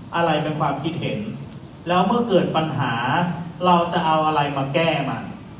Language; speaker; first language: Thai; native; Thai